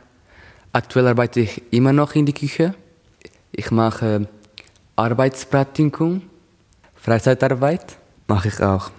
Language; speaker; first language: German; non-native, learner; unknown